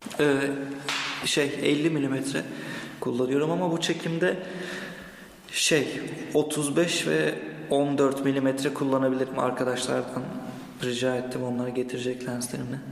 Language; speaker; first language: Turkish; native; Turkish